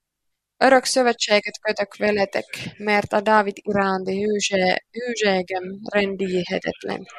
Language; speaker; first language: Hungarian; non-native, learner; Finnish